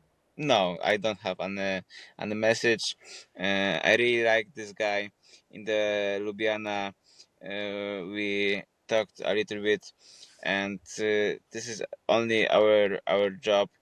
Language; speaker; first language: English; non-native, fluent; Polish